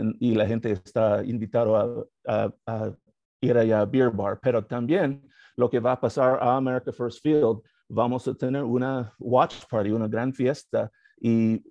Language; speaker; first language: Spanish; non-native, learner; English